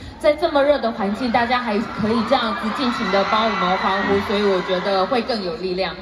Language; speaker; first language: Chinese; native; Chinese